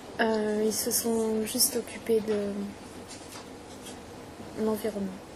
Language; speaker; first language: French; non-native, learner; English